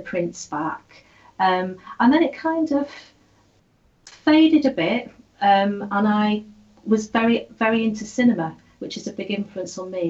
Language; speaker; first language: English; native; English